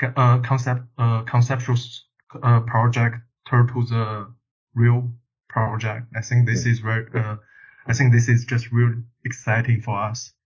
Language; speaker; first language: English; non-native, learner; Chinese